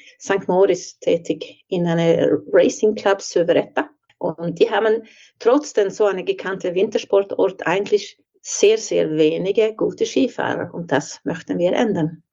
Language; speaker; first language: German; non-native, fluent; Swedish